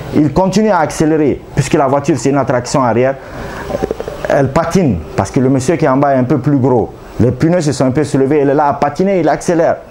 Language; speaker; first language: French; non-native, local second language; Arabic